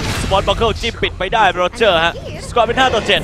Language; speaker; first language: Thai; native; Thai